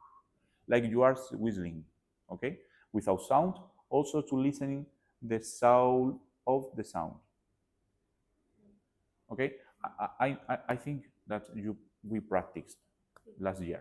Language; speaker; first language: English; non-native, learner; Spanish